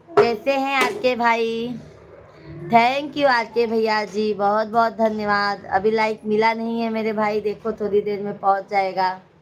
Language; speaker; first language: Hindi; native; Hindi